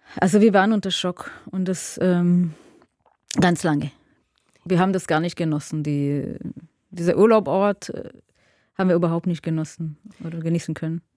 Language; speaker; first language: German; non-native, fluent; Hebrew